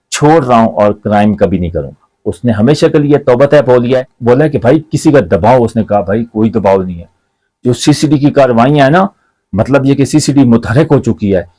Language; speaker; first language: Urdu; non-native, local second language; Punjabi